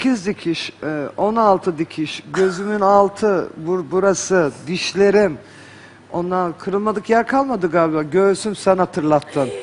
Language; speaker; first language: Turkish; native; Turkish